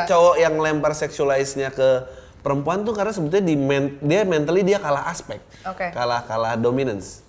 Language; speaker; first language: Indonesian; native; Indonesian